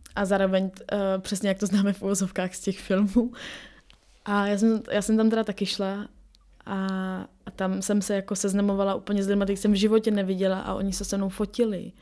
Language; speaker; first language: Czech; native; Czech